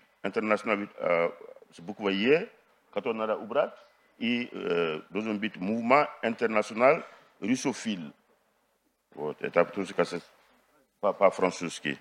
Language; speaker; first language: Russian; non-native, fluent; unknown